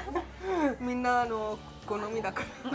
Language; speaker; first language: Japanese; non-native, fluent; Italian